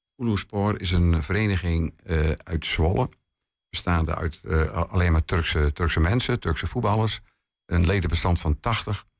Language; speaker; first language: Dutch; native; Dutch